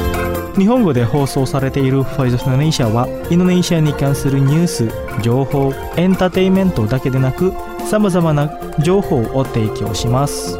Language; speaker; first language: Japanese; non-native, fluent; Indonesian